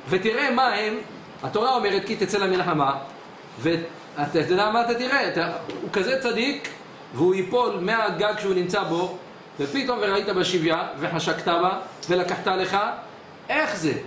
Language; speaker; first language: Hebrew; native; Hebrew